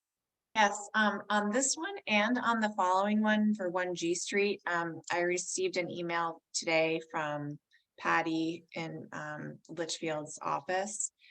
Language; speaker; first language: English; native; English